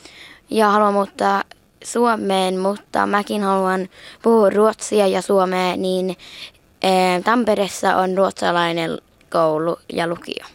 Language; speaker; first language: Finnish; early bilingual, heritage; Finnish